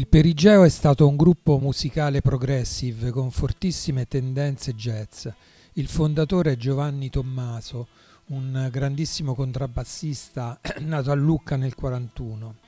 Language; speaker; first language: Italian; native; Italian